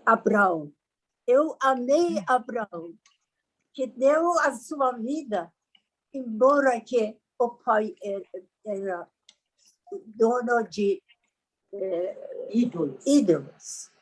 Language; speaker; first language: Portuguese; non-native, learner; Persian